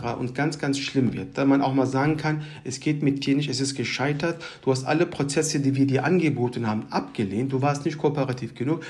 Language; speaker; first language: German; early bilingual, other home language; Turkish